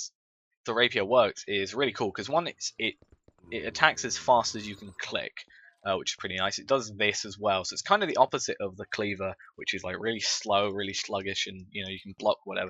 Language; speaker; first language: English; native; English